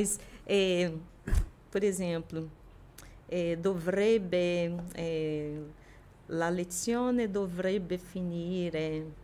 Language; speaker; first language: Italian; non-native, fluent; Portuguese